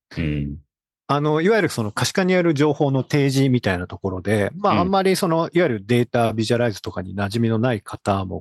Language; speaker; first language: Japanese; native; Japanese